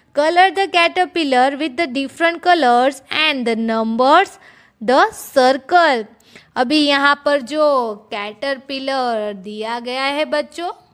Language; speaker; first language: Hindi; non-native, local second language; Gujarati